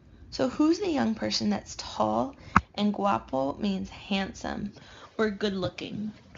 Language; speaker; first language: English; native; English